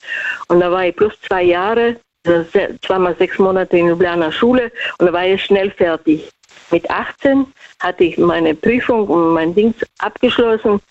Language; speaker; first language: German; non-native, fluent; Slovenian